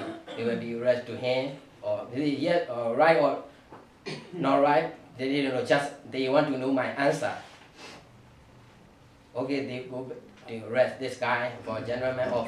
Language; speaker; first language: English; non-native, learner; Burmese